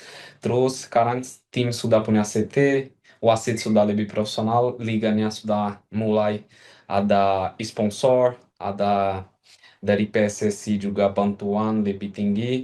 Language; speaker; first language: Indonesian; non-native, fluent; Portuguese